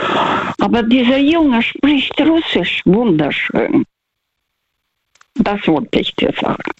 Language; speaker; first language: German; non-native, fluent; Russian